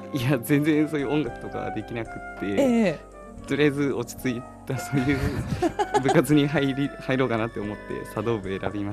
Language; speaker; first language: Japanese; native; Japanese